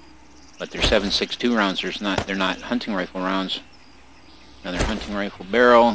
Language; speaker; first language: English; native; English